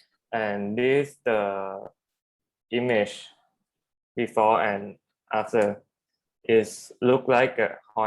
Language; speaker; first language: English; non-native, learner; Thai